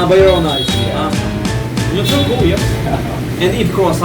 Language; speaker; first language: English; non-native, learner; Russian